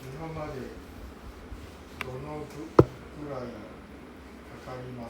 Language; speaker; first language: Japanese; non-native, learner; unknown